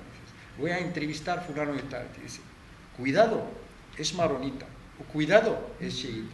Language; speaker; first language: Spanish; non-native, fluent; Arabic